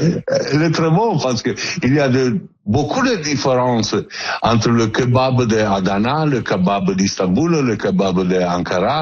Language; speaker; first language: French; non-native, learner; Italian